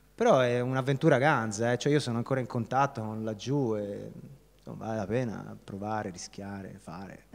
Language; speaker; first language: Italian; native; Italian